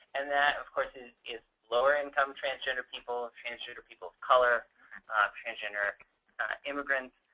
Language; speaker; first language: English; native; English